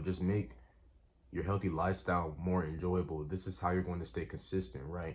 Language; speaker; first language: English; native; English